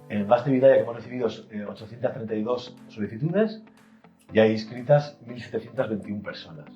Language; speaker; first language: Spanish; native; Spanish